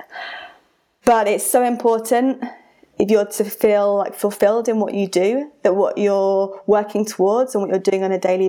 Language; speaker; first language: English; native; English